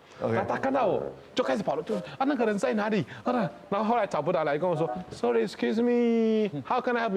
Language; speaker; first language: Chinese; non-native, fluent; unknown